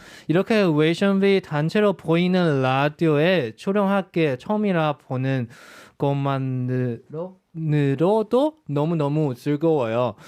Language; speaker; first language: Korean; non-native, fluent; Chinese